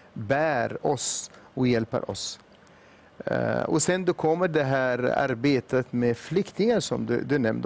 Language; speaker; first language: Swedish; non-native, fluent; Arabic